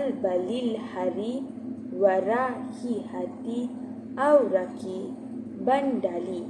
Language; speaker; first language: Arabic; non-native, learner; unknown